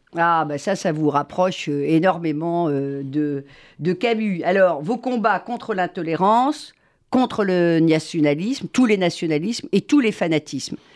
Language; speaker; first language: French; native; French